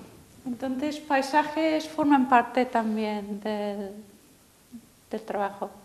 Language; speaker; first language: Spanish; non-native, fluent; English